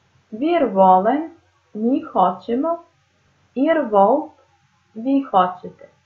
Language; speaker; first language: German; non-native, fluent; Serbian